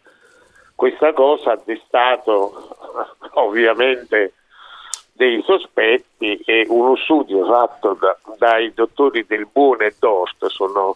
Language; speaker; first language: Italian; native; Italian